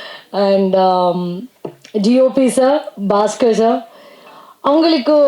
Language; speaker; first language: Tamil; non-native, learner; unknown